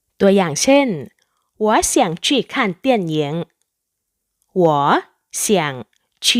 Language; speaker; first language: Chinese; non-native, fluent; Thai